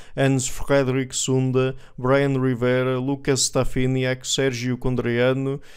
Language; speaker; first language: English; non-native, fluent; Portuguese